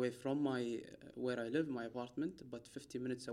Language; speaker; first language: English; non-native, fluent; Arabic